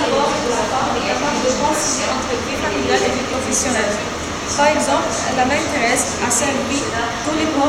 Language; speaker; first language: French; non-native, learner; Arabic